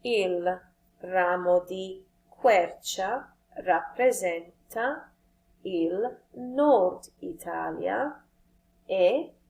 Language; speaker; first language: Italian; non-native, fluent; English